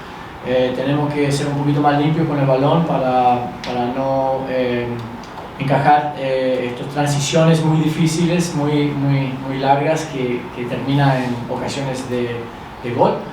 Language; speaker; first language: Spanish; early bilingual, other home language; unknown